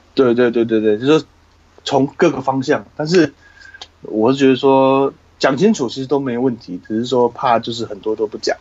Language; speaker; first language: Chinese; native; Chinese